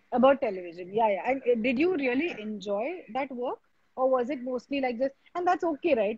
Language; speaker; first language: English; non-native, local second language; Marathi